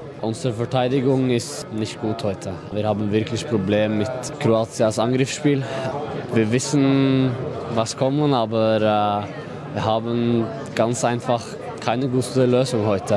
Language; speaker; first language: German; non-native, fluent; Norwegian